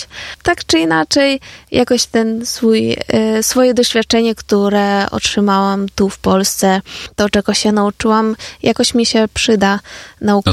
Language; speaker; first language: Polish; non-native, fluent; Ukrainian